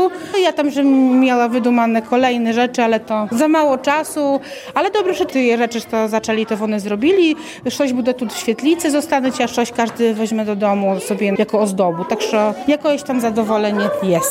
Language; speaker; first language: Polish; non-native, local second language; Ukrainian